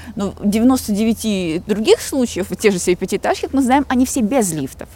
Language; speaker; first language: Russian; native; Russian